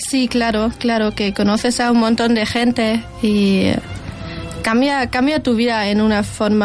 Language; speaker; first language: Spanish; non-native, fluent; German